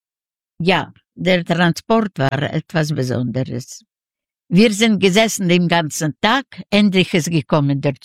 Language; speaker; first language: German; non-native, learner; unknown